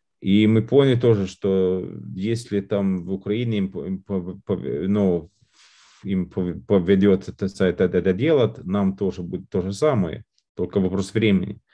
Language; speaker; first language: Russian; non-native, fluent; Lithuanian